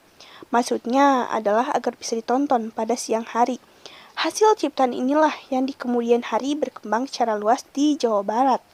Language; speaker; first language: Indonesian; native; Indonesian